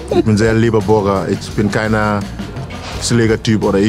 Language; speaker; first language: German; non-native, fluent; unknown